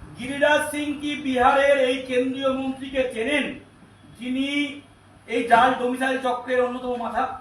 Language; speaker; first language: Bangla; native; Bangla